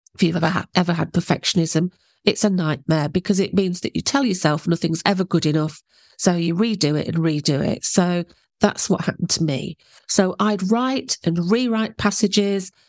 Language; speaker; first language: English; native; English